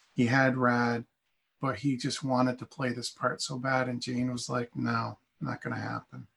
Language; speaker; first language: English; native; English